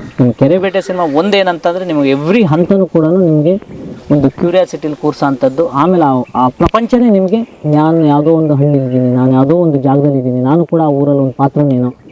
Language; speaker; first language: Kannada; native; Kannada